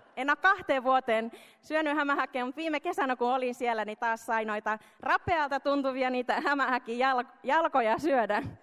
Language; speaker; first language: Finnish; early bilingual, heritage; Finnish